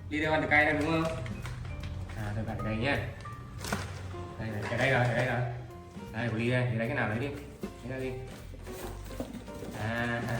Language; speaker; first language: Vietnamese; native; Vietnamese